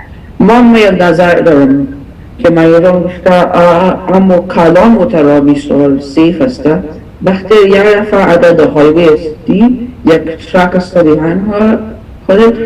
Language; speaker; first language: Persian; early bilingual, heritage; Persian